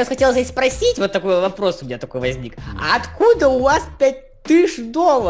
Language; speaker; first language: Russian; native; Russian